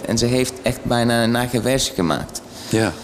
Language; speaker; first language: Dutch; non-native, fluent; Greek